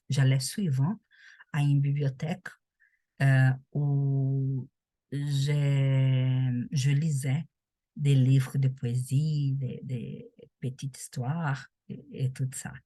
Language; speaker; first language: French; non-native, learner; Portuguese